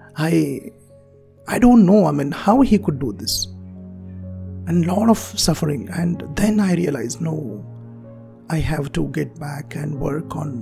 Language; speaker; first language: English; non-native, local second language; Marathi